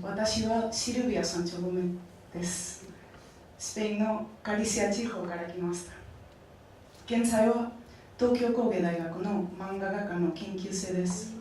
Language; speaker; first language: Japanese; non-native, fluent; Spanish